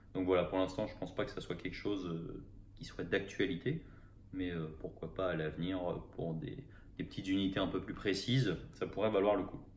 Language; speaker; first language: French; native; French